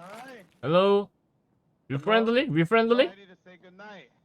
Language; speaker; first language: English; non-native, learner; Korean